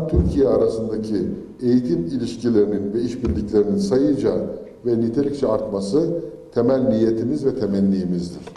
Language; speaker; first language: Turkish; native; Turkish